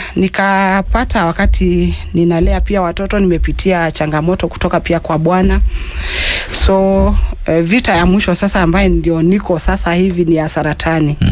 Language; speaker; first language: Swahili; non-native, local second language; Masai